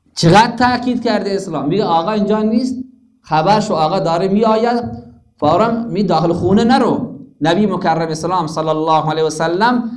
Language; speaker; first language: Persian; native; Persian